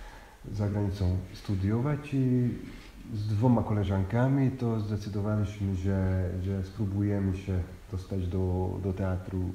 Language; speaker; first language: Polish; non-native, fluent; Hungarian